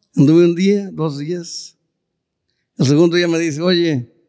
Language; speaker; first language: Spanish; native; Spanish